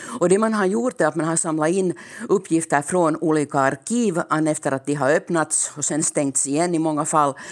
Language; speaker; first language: Swedish; native; Swedish